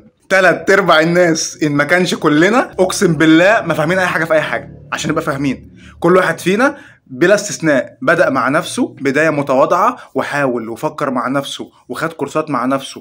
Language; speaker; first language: Arabic; native; Arabic